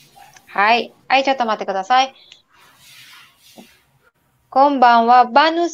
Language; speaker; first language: Japanese; non-native, fluent; Filipino